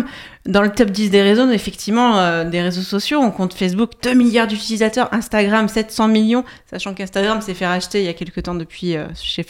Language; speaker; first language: French; native; French